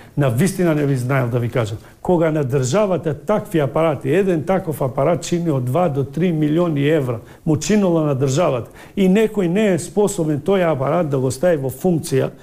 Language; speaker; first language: Macedonian; non-native, local second language; Albanian